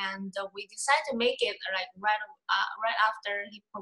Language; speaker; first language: English; non-native, fluent; Chinese